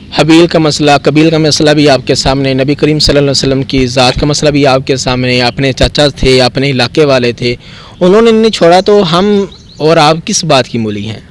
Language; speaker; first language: Urdu; non-native, local second language; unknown